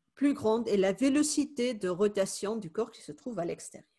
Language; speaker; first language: French; non-native, fluent; Spanish